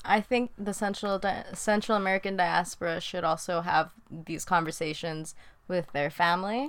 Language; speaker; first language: English; early bilingual, other home language; Spanish